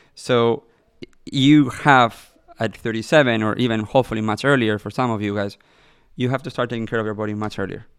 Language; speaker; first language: English; non-native, fluent; Spanish